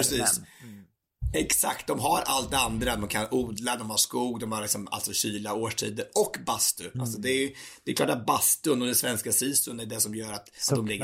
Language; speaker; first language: Swedish; native; Swedish